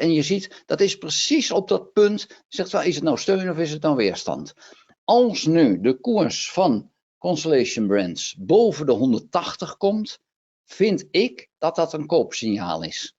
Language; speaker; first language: Dutch; native; Dutch